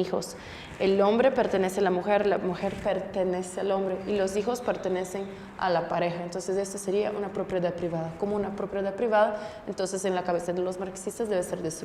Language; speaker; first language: Spanish; non-native, fluent; Portuguese